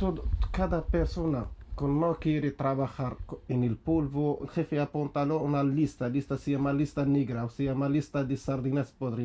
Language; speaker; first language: Spanish; non-native, learner; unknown